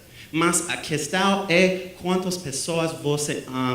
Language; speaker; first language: Portuguese; non-native, learner; English